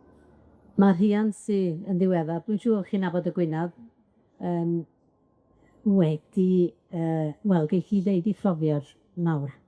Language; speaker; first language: Welsh; native; Welsh